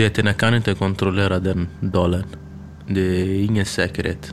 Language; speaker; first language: Swedish; early bilingual, other home language; Kurdish